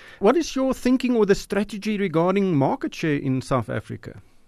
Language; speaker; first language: English; non-native, local second language; Afrikaans